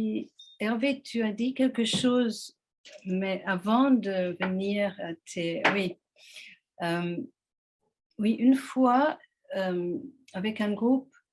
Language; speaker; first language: French; non-native, fluent; English